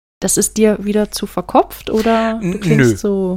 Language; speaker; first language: German; native; German